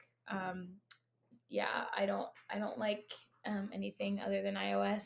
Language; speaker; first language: English; native; English